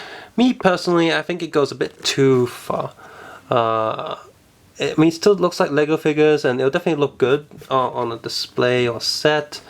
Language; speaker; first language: English; native; English